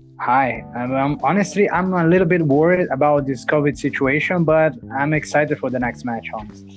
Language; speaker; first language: English; non-native, fluent; Italian